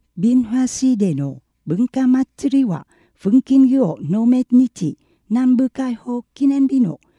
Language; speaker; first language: Japanese; non-native, fluent; Vietnamese